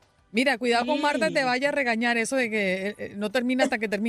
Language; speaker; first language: Spanish; native; Spanish